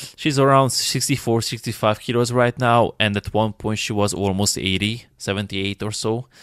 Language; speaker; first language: English; non-native, fluent; Romanian